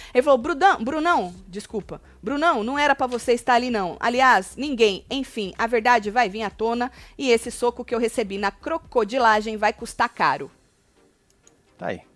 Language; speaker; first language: Portuguese; native; Portuguese